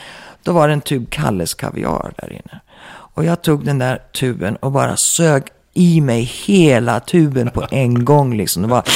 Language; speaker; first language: Swedish; early bilingual, heritage; Swedish